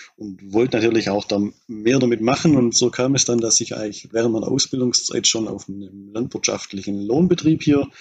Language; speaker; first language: German; native; German